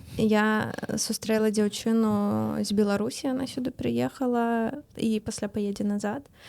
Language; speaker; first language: Belarusian; non-native, local second language; Russian